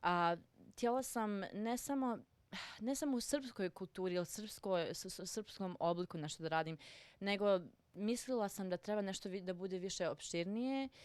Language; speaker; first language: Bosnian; early bilingual, heritage; Serbian